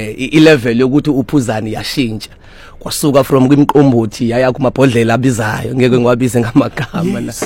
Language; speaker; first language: Zulu; non-native, local second language; Xhosa